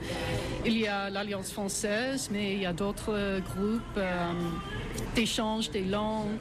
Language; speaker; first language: French; non-native, fluent; English